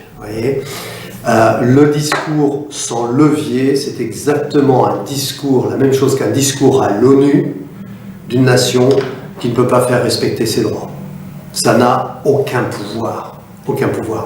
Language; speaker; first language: French; native; French